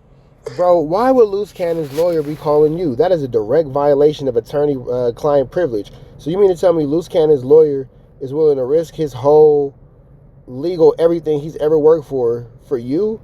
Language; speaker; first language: English; native; English